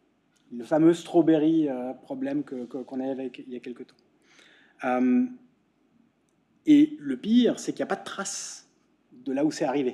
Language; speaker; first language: French; native; French